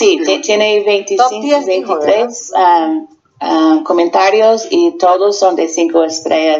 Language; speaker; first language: Spanish; non-native, fluent; English